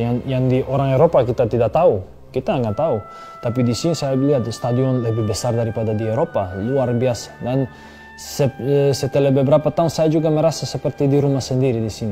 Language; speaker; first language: Indonesian; non-native, fluent; Serbian